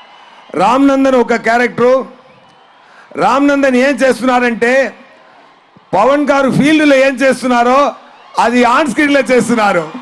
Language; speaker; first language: Telugu; non-native, learner; Tamil